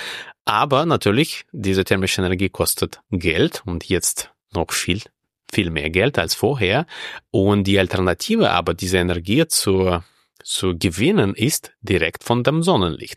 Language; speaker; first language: German; non-native, fluent; Russian